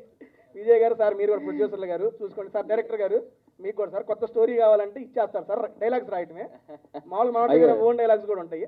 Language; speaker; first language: Telugu; native; Telugu